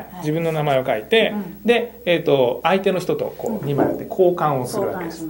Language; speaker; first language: Japanese; native; Japanese